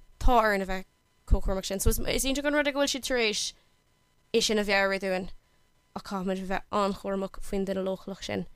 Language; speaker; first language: Irish; non-native, local second language; English